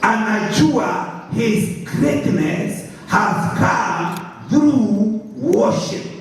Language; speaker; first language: English; non-native, local second language; Swahili